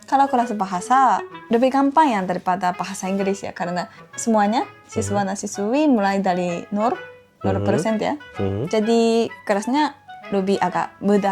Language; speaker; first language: Indonesian; non-native, fluent; Japanese